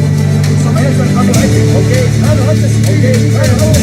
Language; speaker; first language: Swedish; non-native, learner; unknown